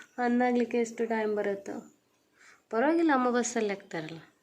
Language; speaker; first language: Kannada; native; Kannada